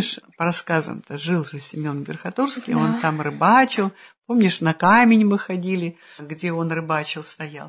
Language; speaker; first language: Russian; native; Russian